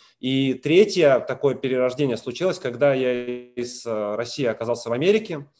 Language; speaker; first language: Russian; native; Russian